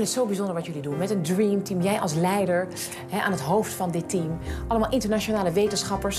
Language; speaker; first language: Dutch; native; Dutch